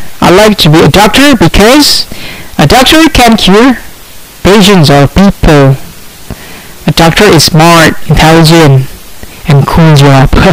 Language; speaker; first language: English; non-native, fluent; Indonesian